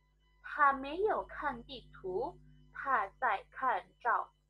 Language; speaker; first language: Chinese; non-native, fluent; Indonesian